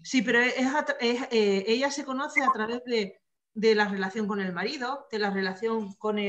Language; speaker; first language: Spanish; native; Spanish